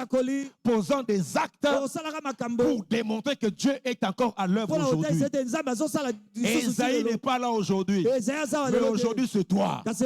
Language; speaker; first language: French; non-native, local second language; Lingala